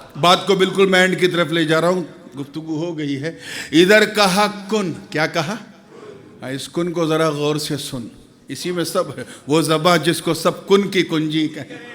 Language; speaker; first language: Urdu; native; Urdu